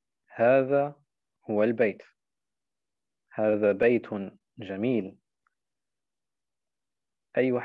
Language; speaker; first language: Arabic; non-native, fluent; German